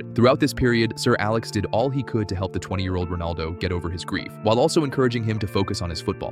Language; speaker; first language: English; native; English